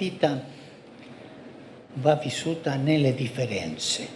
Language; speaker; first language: Italian; non-native, fluent; Spanish